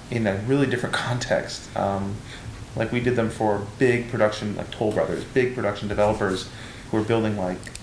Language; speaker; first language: English; native; English